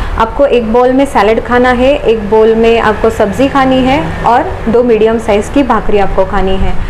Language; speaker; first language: Hindi; non-native, local second language; Marathi